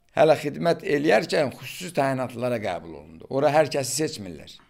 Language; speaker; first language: Azerbaijani; native; Azerbaijani